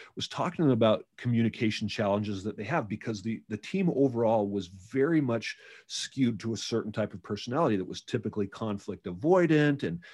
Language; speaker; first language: English; native; English